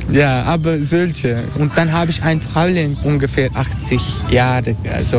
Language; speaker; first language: German; non-native, learner; Turkish